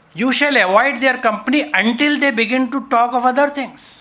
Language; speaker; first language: English; non-native, local second language; Urdu